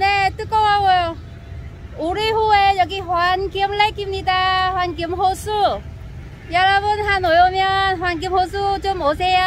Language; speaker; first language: Korean; non-native, learner; Vietnamese